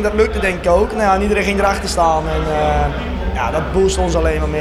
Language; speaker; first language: Dutch; native; Dutch